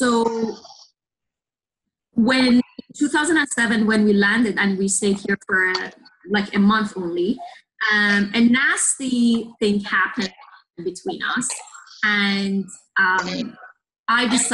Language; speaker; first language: English; non-native, fluent; Persian